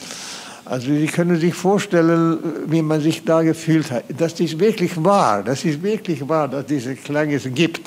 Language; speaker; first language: German; non-native, fluent; Swedish